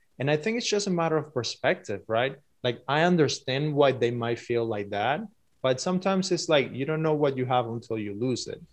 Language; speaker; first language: English; non-native, fluent; Spanish